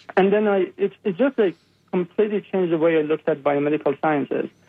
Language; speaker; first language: English; non-native, fluent; Persian